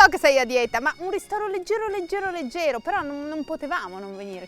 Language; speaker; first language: Italian; native; Italian